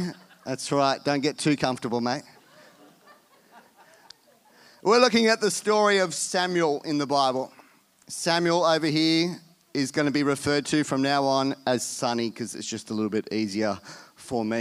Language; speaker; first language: English; native; English